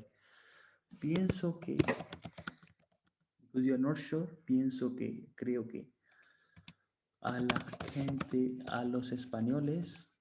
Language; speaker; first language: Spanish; non-native, fluent; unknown